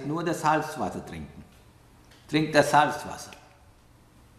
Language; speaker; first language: German; non-native, learner; Sinhala